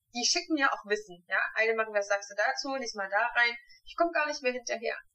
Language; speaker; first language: German; native; German